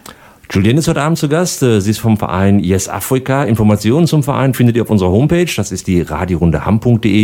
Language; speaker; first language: German; native; German